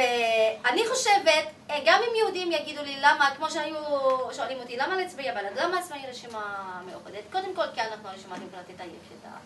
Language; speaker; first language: Hebrew; non-native, local second language; Arabic